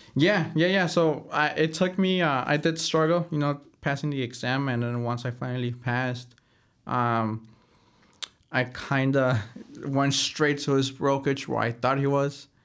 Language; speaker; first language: English; early bilingual, other home language; Spanish